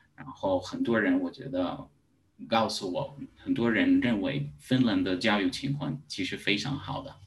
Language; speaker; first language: Chinese; non-native, learner; Spanish